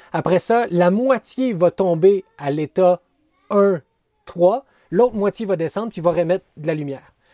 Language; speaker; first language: French; native; French